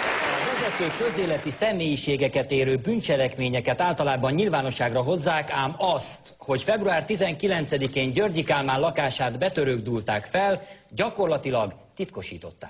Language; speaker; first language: Hungarian; native; Hungarian